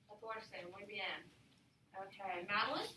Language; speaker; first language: Spanish; non-native, fluent; English